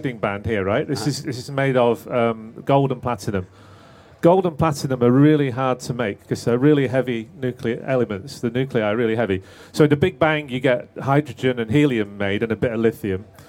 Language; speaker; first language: English; native; English